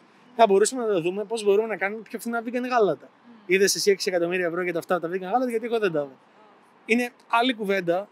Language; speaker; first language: Greek; native; Greek